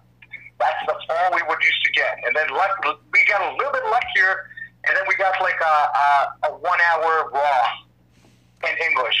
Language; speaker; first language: English; non-native, fluent; Hebrew